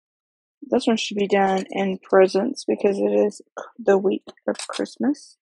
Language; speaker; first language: English; native; English